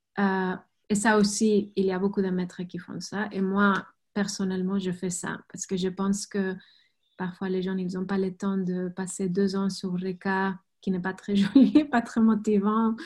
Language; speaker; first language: French; non-native, fluent; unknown